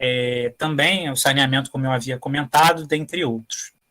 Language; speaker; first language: Portuguese; native; Portuguese